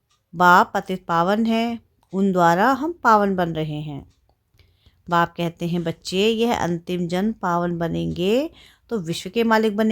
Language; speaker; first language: Hindi; native; Hindi